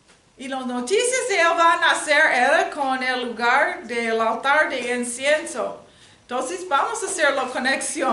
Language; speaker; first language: Spanish; non-native, learner; English